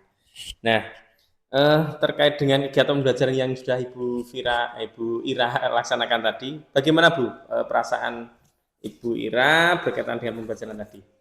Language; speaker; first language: Indonesian; native; Indonesian